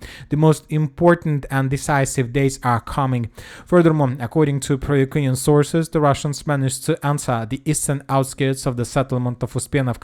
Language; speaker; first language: English; non-native, fluent; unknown